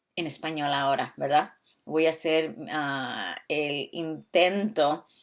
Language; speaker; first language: Spanish; early bilingual, other home language; English